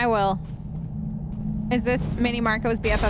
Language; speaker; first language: English; native; English